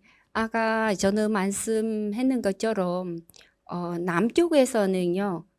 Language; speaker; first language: Korean; non-native, learner; Vietnamese